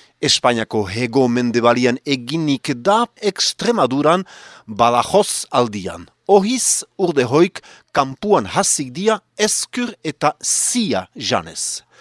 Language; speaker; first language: Basque; native; Basque